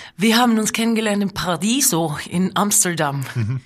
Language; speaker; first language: German; non-native, fluent; Norwegian